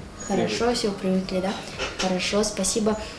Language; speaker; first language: Russian; non-native, local second language; Kazakh